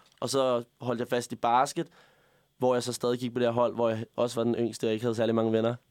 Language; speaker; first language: Danish; native; Danish